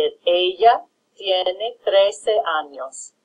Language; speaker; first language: Spanish; non-native, fluent; English